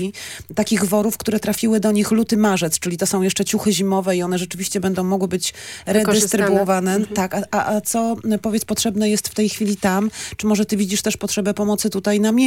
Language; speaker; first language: Polish; native; Polish